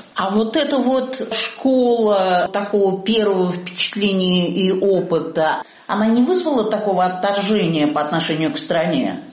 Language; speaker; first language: Russian; native; Russian